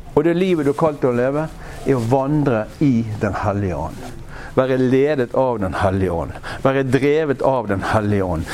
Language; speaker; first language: Norwegian; native; Norwegian